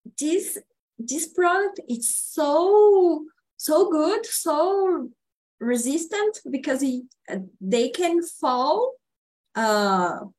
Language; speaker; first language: English; non-native, learner; Portuguese